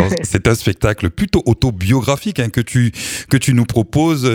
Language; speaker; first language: French; native; French